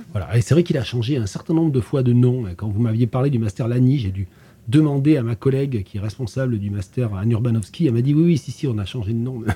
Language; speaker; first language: French; native; French